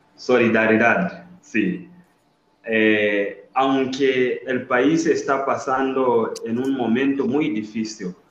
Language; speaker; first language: Spanish; non-native, learner; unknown